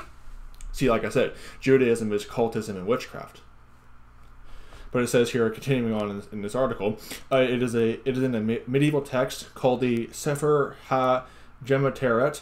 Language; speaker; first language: English; native; English